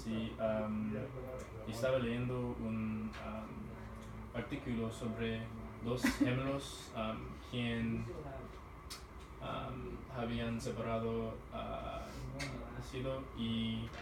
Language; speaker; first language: Spanish; non-native, learner; English